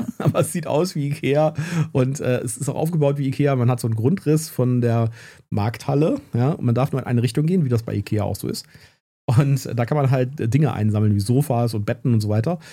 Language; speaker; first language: German; native; German